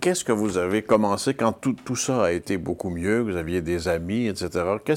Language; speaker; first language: French; native; French